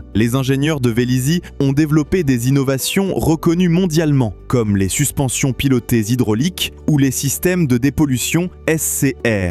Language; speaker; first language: French; native; French